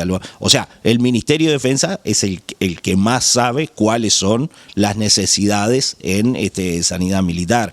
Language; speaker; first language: Spanish; native; Spanish